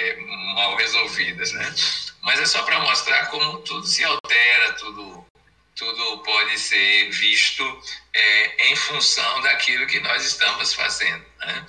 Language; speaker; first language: Portuguese; native; Portuguese